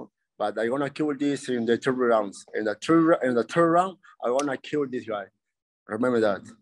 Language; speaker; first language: English; non-native, learner; Spanish